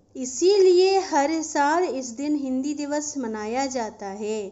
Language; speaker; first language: Hindi; non-native, local second language; Telugu